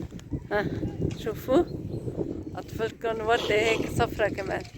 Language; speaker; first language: Arabic; native; Arabic